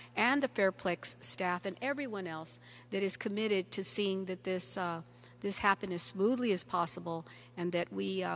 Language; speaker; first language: English; early bilingual, other home language; Spanish